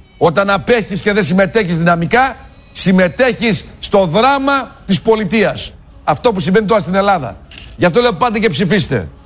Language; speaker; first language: Greek; native; Greek